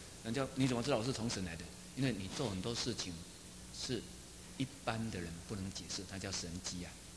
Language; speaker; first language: Chinese; native; Chinese